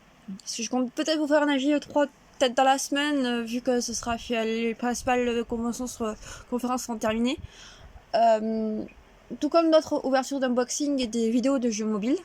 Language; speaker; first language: French; native; French